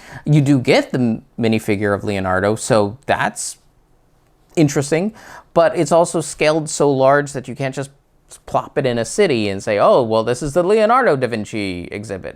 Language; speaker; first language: English; native; English